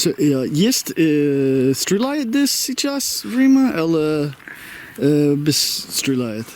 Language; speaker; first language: Russian; non-native, learner; English